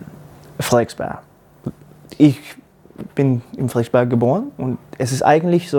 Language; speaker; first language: German; non-native, learner; Danish